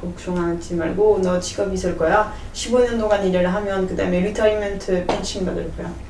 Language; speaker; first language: Korean; non-native, learner; French